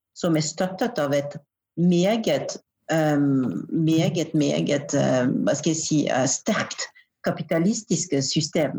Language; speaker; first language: Norwegian; non-native, fluent; French